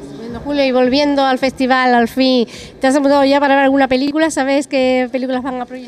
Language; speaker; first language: Spanish; native; Spanish